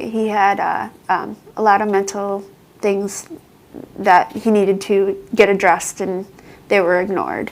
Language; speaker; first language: English; native; English